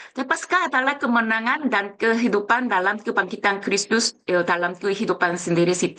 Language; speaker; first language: Indonesian; non-native, fluent; Korean